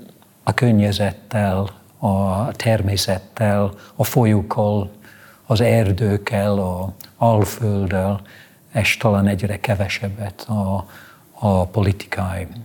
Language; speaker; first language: Hungarian; non-native, fluent; English